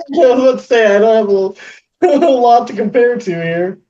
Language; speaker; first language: English; native; English